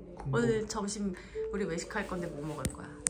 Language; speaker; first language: Korean; native; Korean